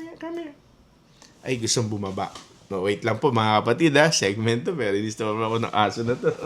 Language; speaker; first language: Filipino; non-native, local second language; Hiligaynon